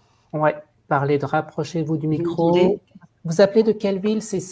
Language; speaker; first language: French; native; French